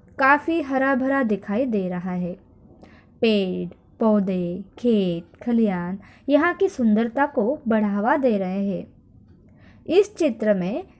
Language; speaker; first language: Hindi; non-native, local second language; Marathi